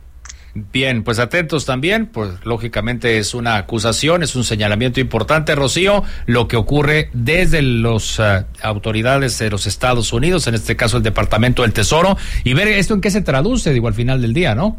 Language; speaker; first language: Spanish; native; Spanish